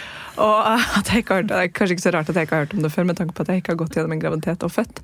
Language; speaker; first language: Norwegian; native; Norwegian